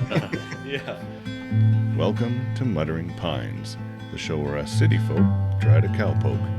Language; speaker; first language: English; native; English